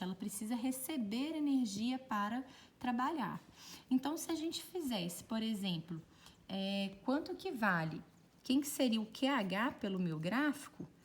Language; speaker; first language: Portuguese; native; Portuguese